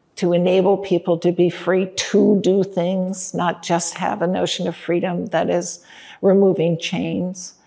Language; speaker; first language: English; native; English